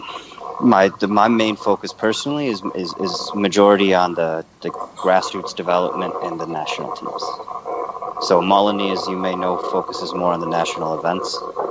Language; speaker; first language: English; native; English